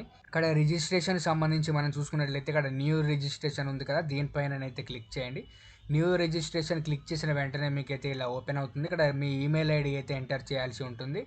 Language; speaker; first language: Telugu; native; Telugu